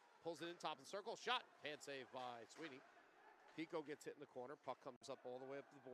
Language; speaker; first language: English; native; English